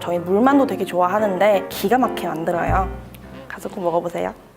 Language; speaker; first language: Korean; non-native, fluent; Chinese